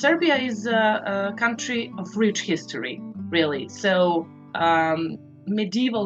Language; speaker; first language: English; non-native, fluent; Serbian